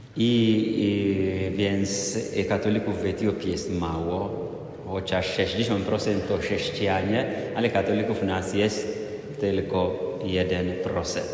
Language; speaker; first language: Polish; non-native, fluent; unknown